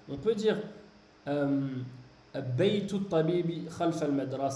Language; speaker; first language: Arabic; non-native, fluent; French